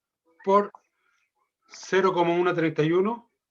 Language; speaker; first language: Spanish; native; Spanish